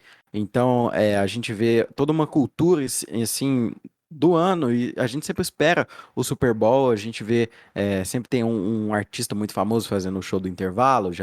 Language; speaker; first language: Portuguese; native; Portuguese